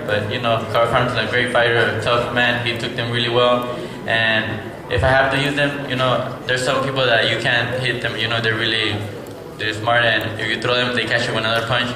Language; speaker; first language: English; non-native, fluent; Spanish